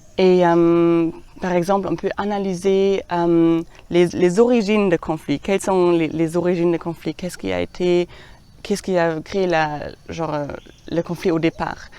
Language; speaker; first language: French; non-native, fluent; German